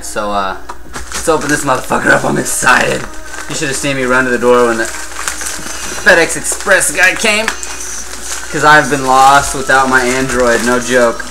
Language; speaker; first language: English; native; English